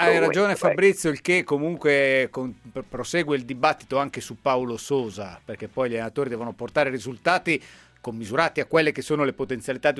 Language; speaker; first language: Italian; native; Italian